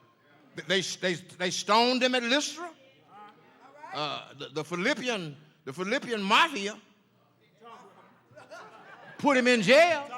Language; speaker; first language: English; native; English